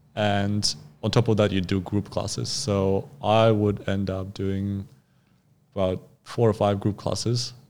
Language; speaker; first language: English; non-native, fluent; Russian